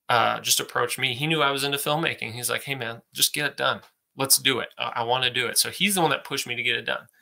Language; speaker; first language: English; native; English